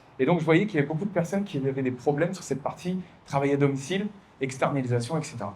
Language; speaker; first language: French; native; French